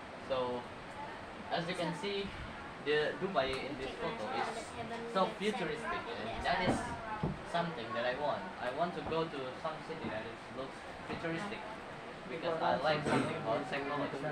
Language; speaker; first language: English; non-native, learner; Indonesian